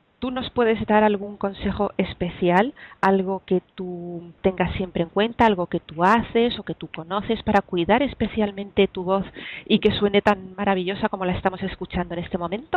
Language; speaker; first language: Spanish; native; Spanish